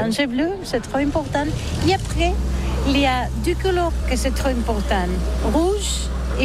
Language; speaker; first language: French; non-native, learner; Catalan